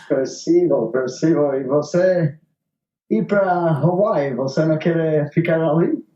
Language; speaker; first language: Portuguese; non-native, learner; Spanish